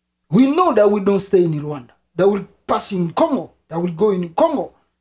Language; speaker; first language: English; non-native, fluent; Lingala